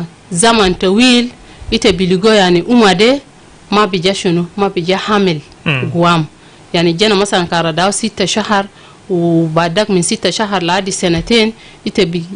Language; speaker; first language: Arabic; non-native, local second language; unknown